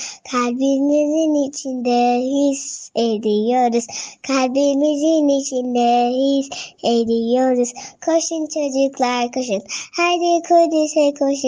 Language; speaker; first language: Turkish; native; Turkish